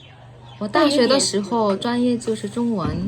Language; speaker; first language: Chinese; non-native, fluent; Korean